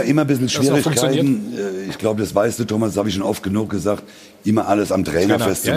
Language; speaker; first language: German; native; German